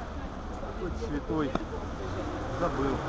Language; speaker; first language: Russian; non-native, learner; English